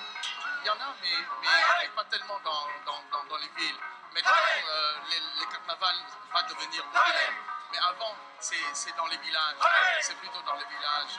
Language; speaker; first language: French; non-native, fluent; Vietnamese